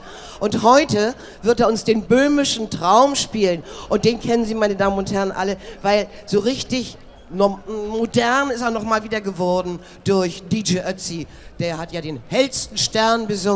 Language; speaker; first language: German; native; German